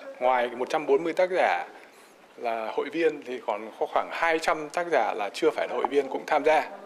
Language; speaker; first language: Vietnamese; native; Vietnamese